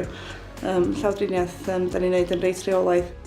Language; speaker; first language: Welsh; native; Welsh